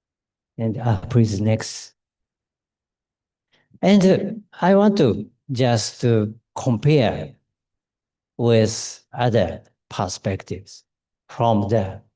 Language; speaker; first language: English; non-native, learner; Japanese